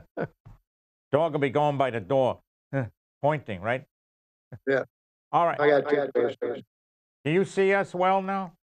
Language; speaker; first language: English; native; English